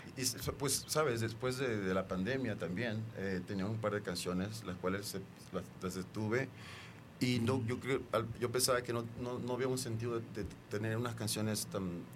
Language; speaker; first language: Spanish; native; Spanish